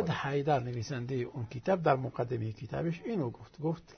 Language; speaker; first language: Persian; non-native, fluent; Arabic